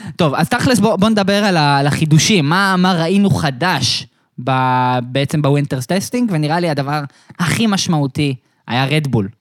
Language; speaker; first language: Hebrew; native; Hebrew